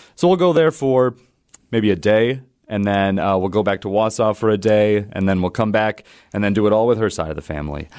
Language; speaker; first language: English; native; English